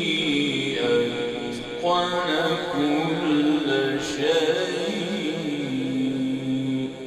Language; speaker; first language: Arabic; native; Arabic